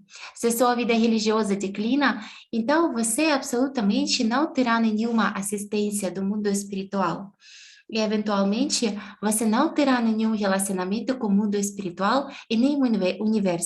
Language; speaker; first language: Portuguese; non-native, fluent; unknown